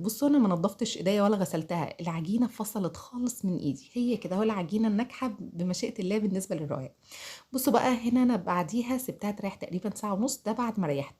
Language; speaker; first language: Arabic; native; Arabic